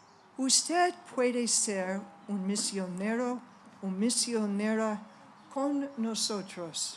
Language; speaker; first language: Spanish; non-native, fluent; English